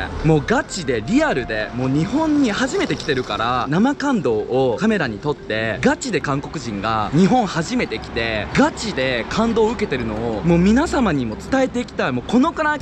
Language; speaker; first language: Japanese; non-native, fluent; Korean